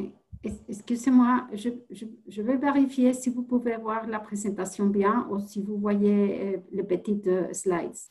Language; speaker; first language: French; non-native, fluent; Spanish